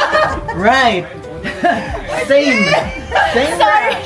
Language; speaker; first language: English; non-native, local second language; Filipino